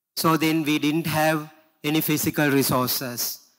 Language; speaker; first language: English; non-native, local second language; Sinhala